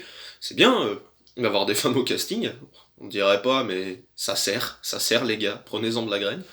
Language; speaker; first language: French; native; French